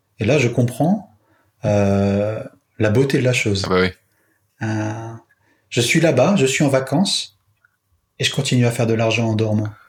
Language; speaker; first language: French; native; French